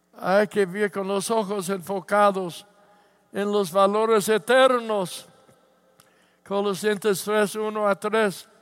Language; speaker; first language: Spanish; non-native, fluent; English